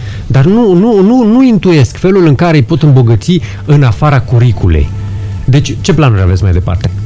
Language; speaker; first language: Romanian; native; Romanian